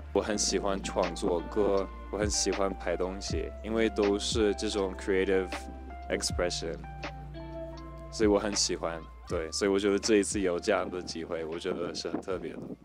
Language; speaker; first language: Chinese; non-native, fluent; English